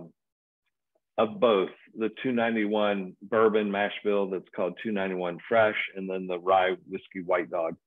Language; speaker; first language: English; native; English